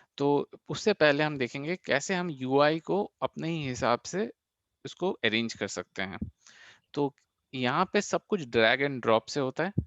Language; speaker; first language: Hindi; non-native, local second language; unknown